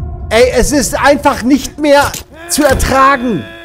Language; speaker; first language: German; native; German